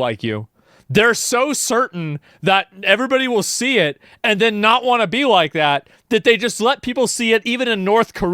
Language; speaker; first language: English; native; English